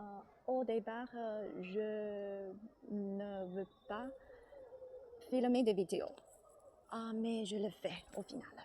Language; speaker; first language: French; non-native, learner; Chinese